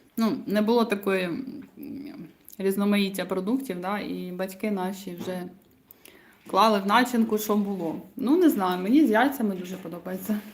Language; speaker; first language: Ukrainian; non-native, local second language; Russian